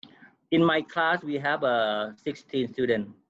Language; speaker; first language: English; non-native, learner; Thai